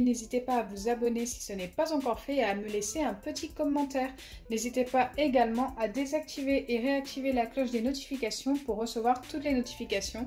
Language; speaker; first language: French; native; French